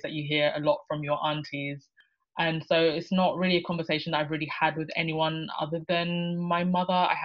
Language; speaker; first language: English; native; English